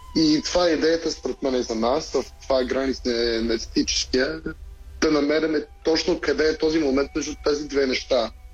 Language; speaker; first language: Bulgarian; non-native, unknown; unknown